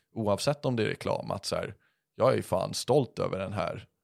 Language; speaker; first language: Swedish; early bilingual, other home language; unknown